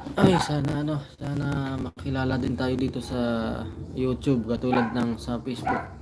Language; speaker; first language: Filipino; non-native, local second language; Cebuano